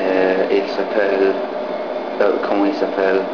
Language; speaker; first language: French; non-native, learner; English